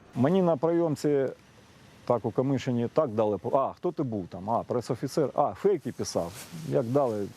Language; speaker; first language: Ukrainian; native; Ukrainian